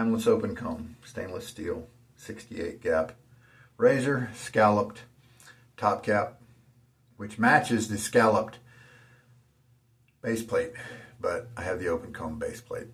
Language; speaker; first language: English; native; English